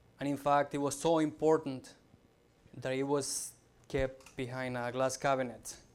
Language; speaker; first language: English; non-native, fluent; Spanish